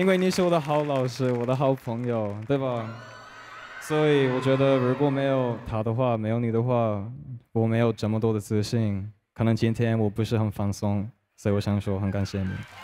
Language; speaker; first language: Chinese; non-native, learner; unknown